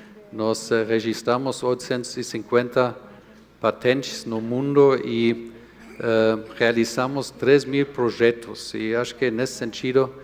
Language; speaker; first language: Portuguese; non-native, fluent; German